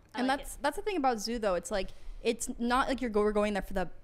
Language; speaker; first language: English; native; English